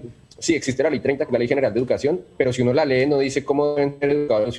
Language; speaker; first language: Spanish; native; Spanish